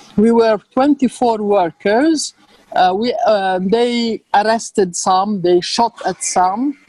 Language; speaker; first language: English; non-native, fluent; Arabic